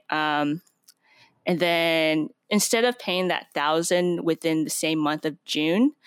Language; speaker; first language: English; native; English